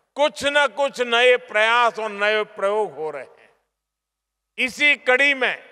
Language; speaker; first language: Hindi; non-native, local second language; Gujarati